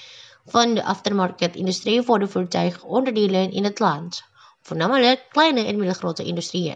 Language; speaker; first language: Dutch; non-native, fluent; Indonesian